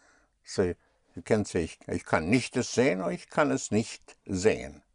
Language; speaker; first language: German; non-native, fluent; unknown